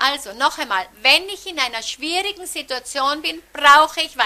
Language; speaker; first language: German; native; German